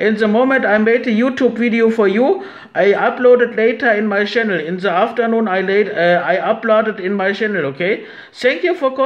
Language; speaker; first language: English; non-native, learner; German